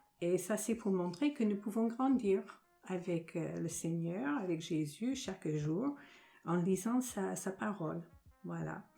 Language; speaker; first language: French; non-native, fluent; English